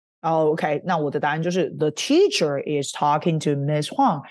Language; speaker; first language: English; non-native, fluent; Chinese